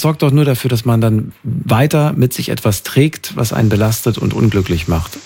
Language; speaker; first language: German; native; German